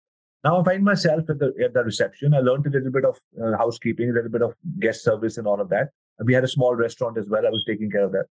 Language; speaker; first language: English; non-native, local second language; Hindi